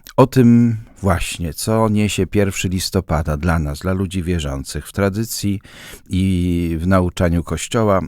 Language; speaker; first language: Polish; native; Polish